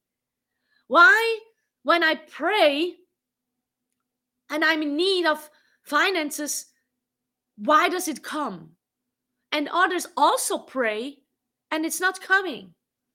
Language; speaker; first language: English; non-native, fluent; Swiss German